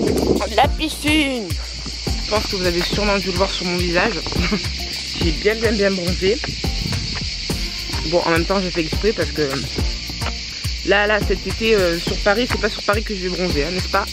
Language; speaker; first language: French; native; French